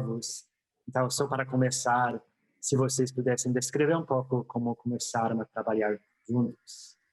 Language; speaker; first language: Portuguese; non-native, fluent; English